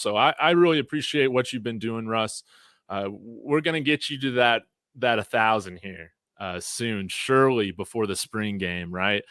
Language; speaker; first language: English; native; English